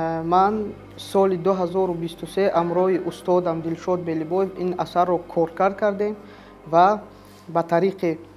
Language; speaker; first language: Persian; non-native, local second language; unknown